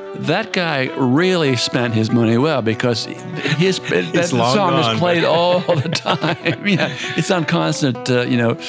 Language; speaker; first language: English; native; English